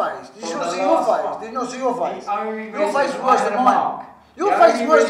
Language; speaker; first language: English; native; English